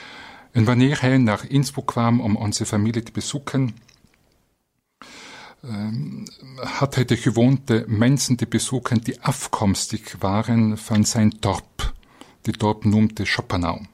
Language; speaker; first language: Dutch; non-native, fluent; German